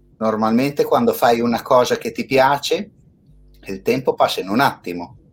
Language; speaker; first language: Italian; native; Italian